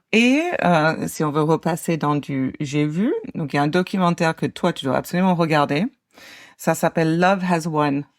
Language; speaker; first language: French; non-native, fluent; English